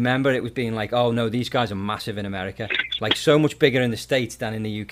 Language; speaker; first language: English; native; English